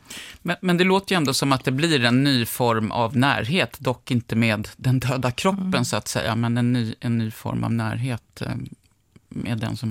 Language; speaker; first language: Swedish; native; Swedish